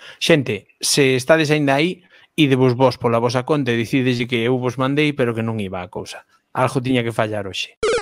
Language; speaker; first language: Galician; non-native, local second language; Spanish